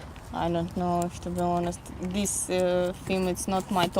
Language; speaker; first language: English; non-native, fluent; Russian